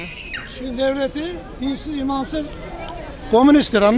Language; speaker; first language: Turkish; native; Turkish